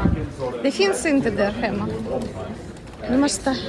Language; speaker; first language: Swedish; non-native, learner; Russian